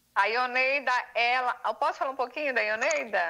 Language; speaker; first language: Portuguese; native; Portuguese